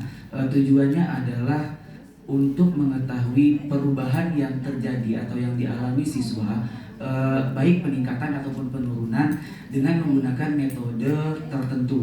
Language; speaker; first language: Indonesian; native; Indonesian